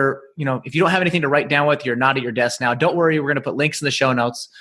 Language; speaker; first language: English; native; English